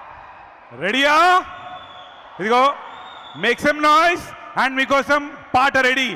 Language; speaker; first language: Telugu; native; Telugu